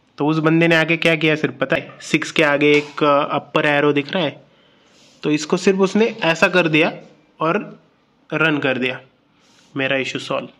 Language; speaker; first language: Hindi; non-native, local second language; Marathi